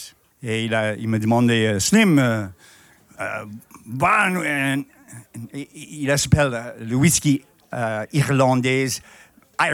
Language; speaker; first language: French; non-native, fluent; English